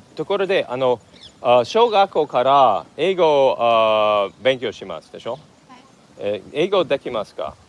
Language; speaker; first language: Japanese; non-native, learner; English